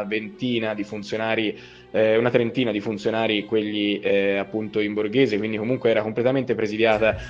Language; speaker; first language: Italian; native; Italian